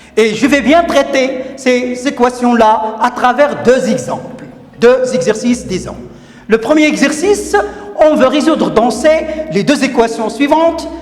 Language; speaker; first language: French; non-native, local second language; Arabic